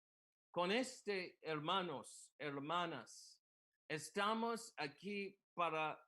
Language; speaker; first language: Spanish; non-native, learner; English